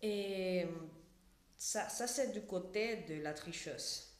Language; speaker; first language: French; non-native, learner; Spanish